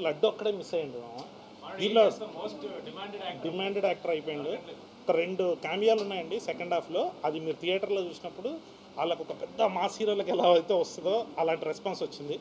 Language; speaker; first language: Telugu; native; Telugu